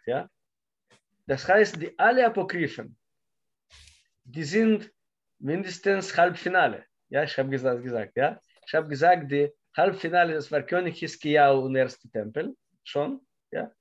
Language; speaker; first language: German; non-native, learner; Russian